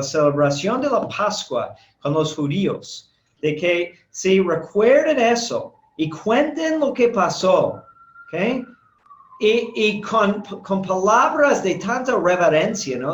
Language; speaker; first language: Spanish; non-native, fluent; English